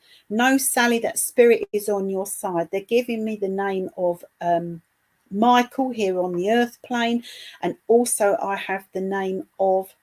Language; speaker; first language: English; native; English